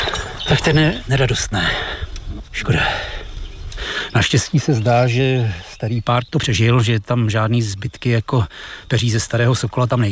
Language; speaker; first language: Czech; native; Czech